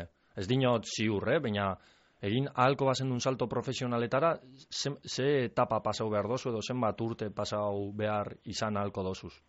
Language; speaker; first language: Basque; native; Basque